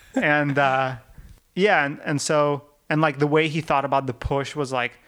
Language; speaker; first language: English; early bilingual, other home language; Russian